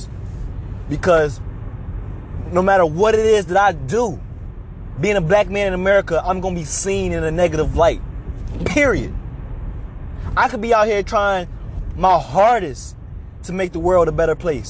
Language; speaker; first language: English; native; English